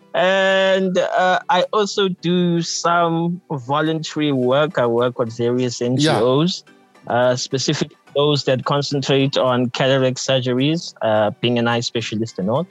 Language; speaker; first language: English; non-native, local second language; Zulu